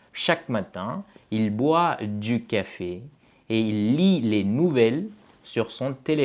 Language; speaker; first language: French; non-native, fluent; Tamil